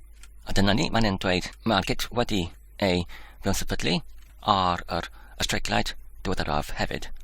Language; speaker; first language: Welsh; non-native, learner; Polish